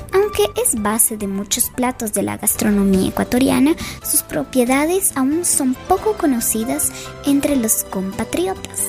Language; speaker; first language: Spanish; native; Spanish